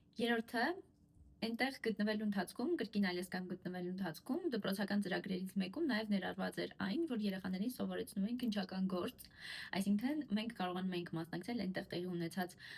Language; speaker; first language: Armenian; early bilingual, heritage; Armenian